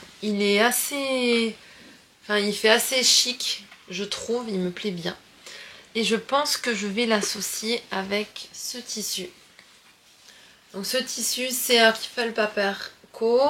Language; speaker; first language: French; native; French